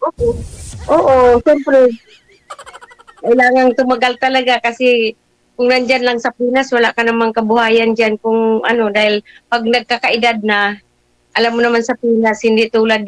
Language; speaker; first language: Filipino; non-native, local second language; Cebuano